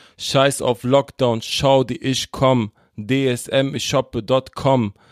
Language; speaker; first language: German; native; German